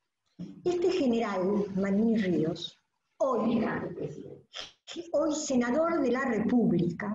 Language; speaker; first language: Spanish; native; Spanish